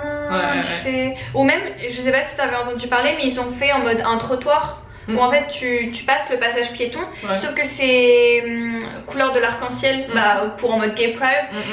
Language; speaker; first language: French; native; French